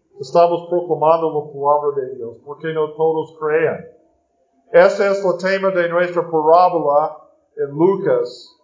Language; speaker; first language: Spanish; non-native, learner; English